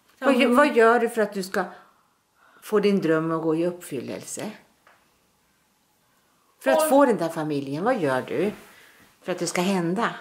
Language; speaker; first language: Swedish; native; Swedish